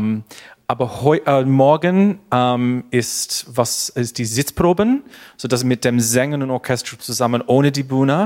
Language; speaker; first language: German; non-native, learner; English